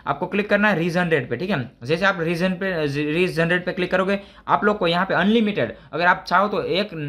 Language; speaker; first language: Hindi; non-native, local second language; Gujarati